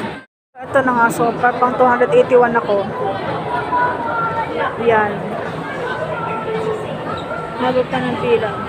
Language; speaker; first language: Filipino; native; Filipino